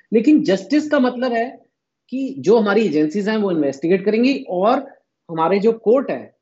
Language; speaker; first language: Hindi; native; Hindi